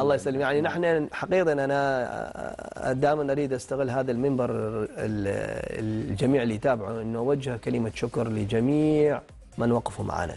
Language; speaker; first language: Arabic; native; Arabic